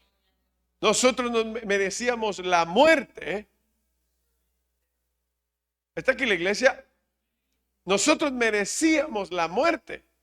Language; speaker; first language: Spanish; native; Spanish